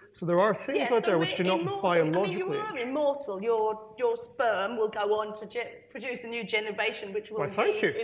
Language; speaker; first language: English; native; English